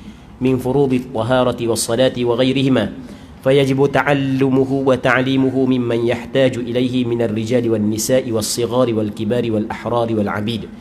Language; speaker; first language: Arabic; non-native, fluent; Malay